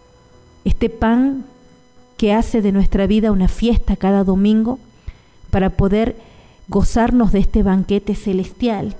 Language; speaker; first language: Spanish; native; Spanish